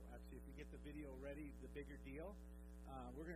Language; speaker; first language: English; native; English